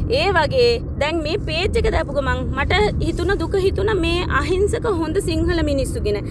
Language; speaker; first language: Sinhala; non-native, local second language; Tamil